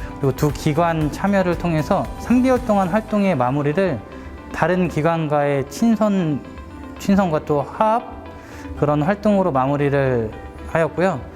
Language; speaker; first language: Korean; native; Korean